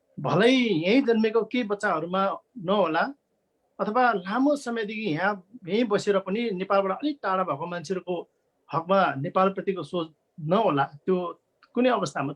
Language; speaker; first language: Nepali; non-native, local second language; Sherpa